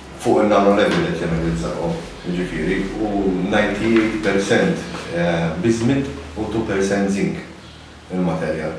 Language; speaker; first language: Maltese; native; Maltese